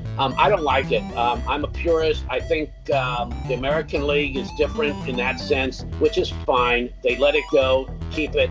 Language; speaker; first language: English; native; English